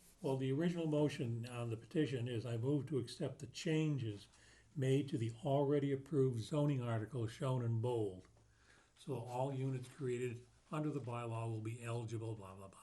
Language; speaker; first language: English; native; English